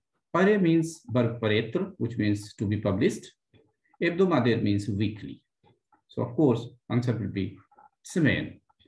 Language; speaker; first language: English; non-native, local second language; Hindi